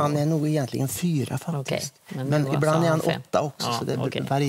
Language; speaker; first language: Swedish; native; Swedish